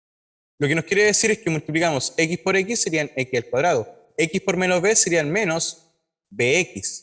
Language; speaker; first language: Spanish; native; Spanish